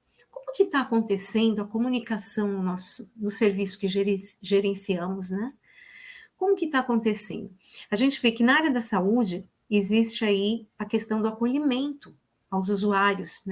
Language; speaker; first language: Portuguese; native; Portuguese